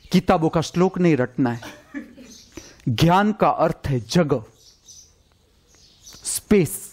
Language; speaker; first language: Hindi; non-native, local second language; Gujarati